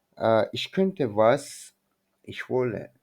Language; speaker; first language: German; non-native, learner; Turkish